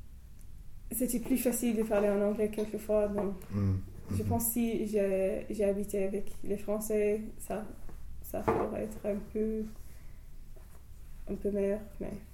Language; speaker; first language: French; non-native, learner; English